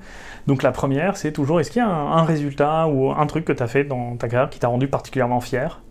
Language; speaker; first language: French; native; French